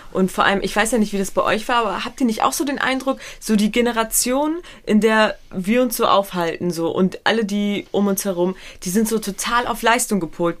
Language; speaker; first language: German; early bilingual, other home language; Pashto